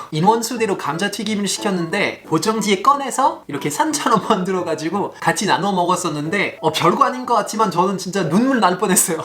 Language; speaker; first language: Korean; non-native, fluent; French